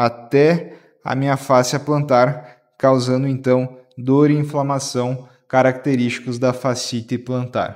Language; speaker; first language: Portuguese; native; Portuguese